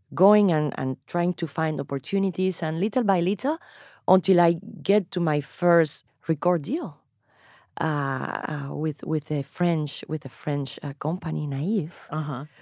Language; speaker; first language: English; non-native, fluent; Spanish